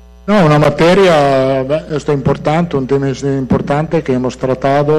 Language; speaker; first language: Portuguese; non-native, fluent; Italian